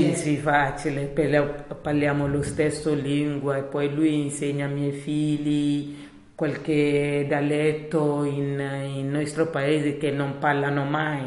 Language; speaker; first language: Italian; non-native, learner; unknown